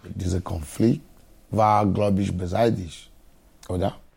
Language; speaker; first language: German; non-native, fluent; Ewe